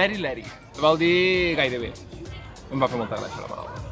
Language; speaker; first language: Catalan; non-native, local second language; Spanish